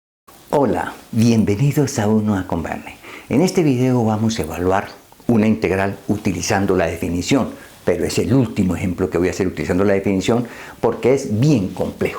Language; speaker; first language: Spanish; native; Spanish